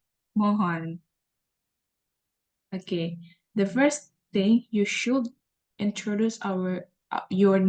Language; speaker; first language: English; non-native, learner; Indonesian